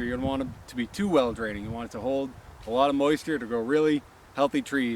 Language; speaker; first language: English; native; English